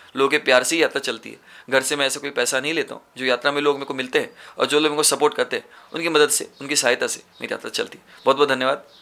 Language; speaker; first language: Hindi; native; Hindi